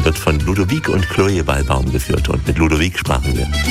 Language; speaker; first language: German; native; German